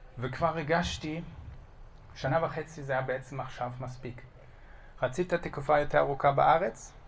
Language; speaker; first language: Hebrew; non-native, fluent; German